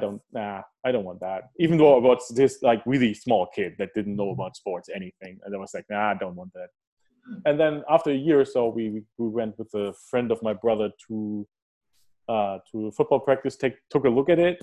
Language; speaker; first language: English; early bilingual, other home language; German